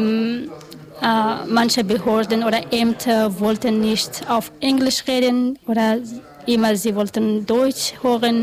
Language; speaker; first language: German; non-native, learner; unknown